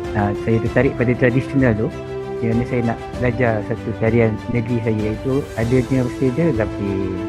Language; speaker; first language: Malay; native; Malay